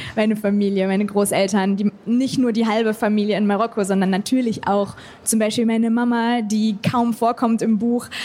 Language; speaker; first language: German; native; German